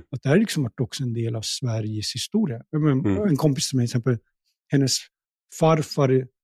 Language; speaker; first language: Swedish; early bilingual, other home language; Punjabi